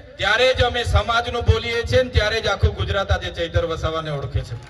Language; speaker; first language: Gujarati; non-native, local second language; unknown